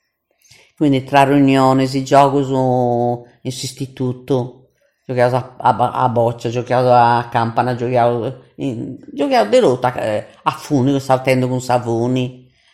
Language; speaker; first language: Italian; non-native, local second language; Sardinian